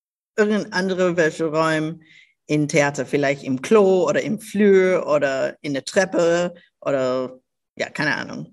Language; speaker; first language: German; non-native, local second language; English